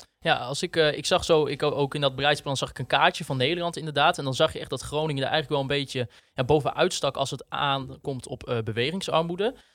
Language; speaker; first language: Dutch; native; Dutch